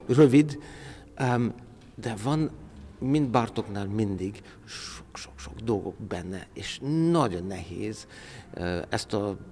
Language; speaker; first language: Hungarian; non-native, learner; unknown